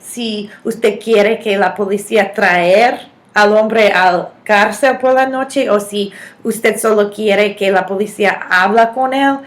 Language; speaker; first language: Spanish; non-native, fluent; English